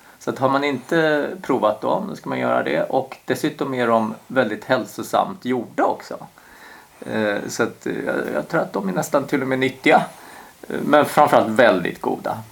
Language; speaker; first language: Swedish; early bilingual, other home language; Korean